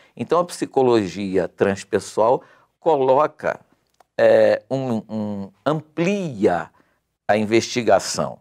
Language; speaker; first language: Portuguese; native; Portuguese